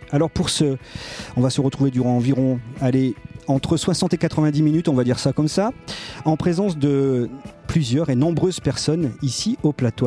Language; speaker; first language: French; native; French